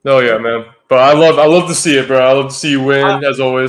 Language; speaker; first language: English; native; English